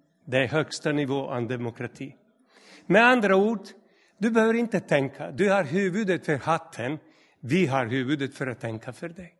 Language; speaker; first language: Swedish; non-native, fluent; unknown